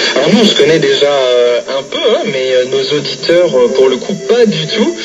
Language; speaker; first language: French; native; French